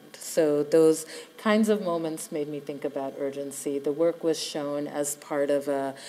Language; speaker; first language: English; native; English